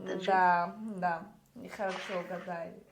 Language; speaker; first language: Russian; non-native, learner; Tajik